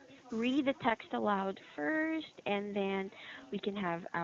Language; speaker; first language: English; non-native, fluent; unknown